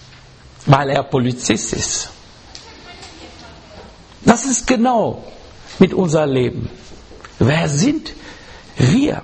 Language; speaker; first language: German; non-native, fluent; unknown